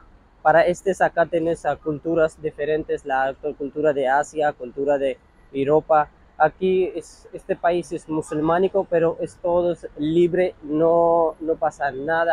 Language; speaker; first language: Spanish; non-native, learner; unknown